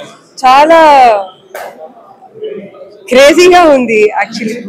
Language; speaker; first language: Telugu; non-native, learner; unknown